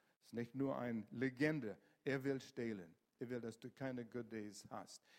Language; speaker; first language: German; non-native, fluent; English